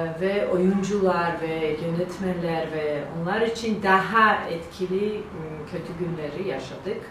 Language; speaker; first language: Turkish; non-native, learner; Georgian